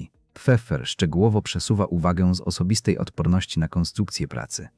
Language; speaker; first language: Polish; native; Polish